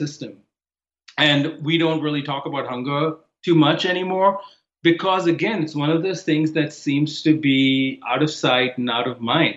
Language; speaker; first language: English; non-native, local second language; Hindi